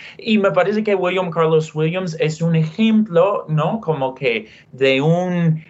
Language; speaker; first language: Spanish; non-native, fluent; English